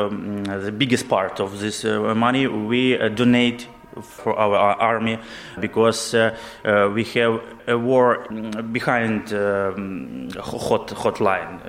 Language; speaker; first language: English; non-native, learner; Ukrainian